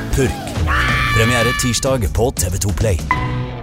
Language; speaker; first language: Norwegian; native; Norwegian